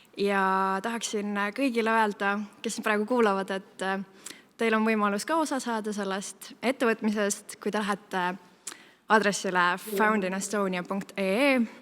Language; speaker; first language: Estonian; native; Estonian